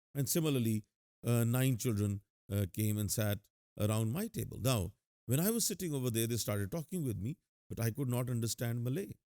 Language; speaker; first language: English; non-native, local second language; Urdu